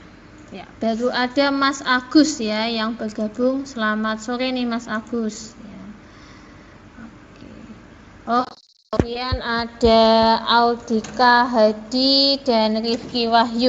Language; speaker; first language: Indonesian; native; Indonesian